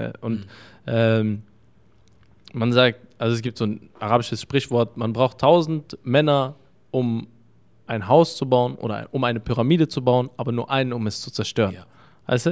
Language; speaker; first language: German; early bilingual, other home language; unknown